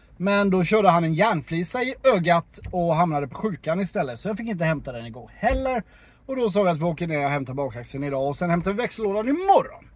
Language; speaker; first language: Swedish; native; Swedish